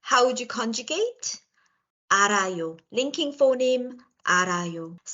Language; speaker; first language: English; non-native, local second language; Korean